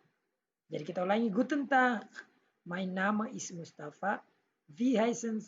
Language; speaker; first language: German; non-native, learner; Indonesian